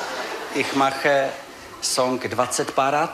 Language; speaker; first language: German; non-native, learner; Czech